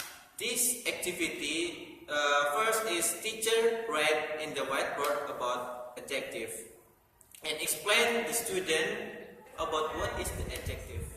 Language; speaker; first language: English; non-native, learner; Indonesian